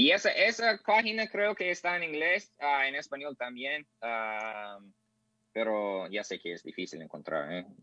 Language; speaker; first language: Spanish; non-native, learner; English